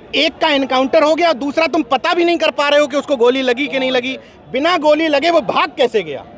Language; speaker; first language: Hindi; native; Hindi